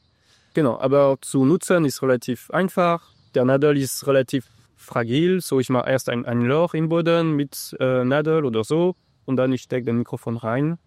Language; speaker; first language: German; non-native, learner; English